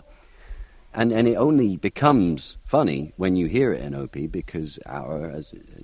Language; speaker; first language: English; native; English